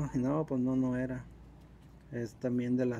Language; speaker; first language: Spanish; native; Spanish